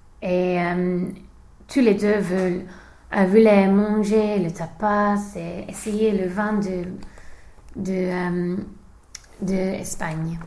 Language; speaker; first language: French; non-native, learner; English